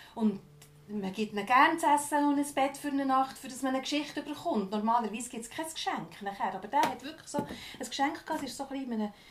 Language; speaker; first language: German; non-native, fluent; English